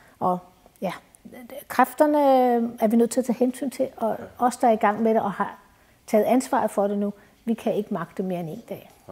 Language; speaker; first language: Danish; native; Danish